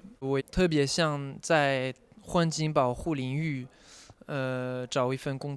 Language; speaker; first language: Chinese; non-native, fluent; French